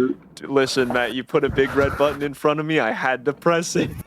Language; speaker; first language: English; native; English